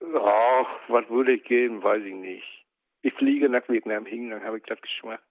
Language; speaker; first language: German; non-native, learner; Vietnamese